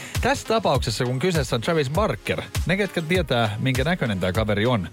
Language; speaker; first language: Finnish; native; Finnish